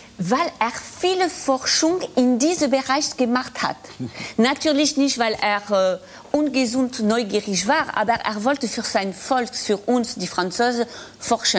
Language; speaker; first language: German; non-native, fluent; French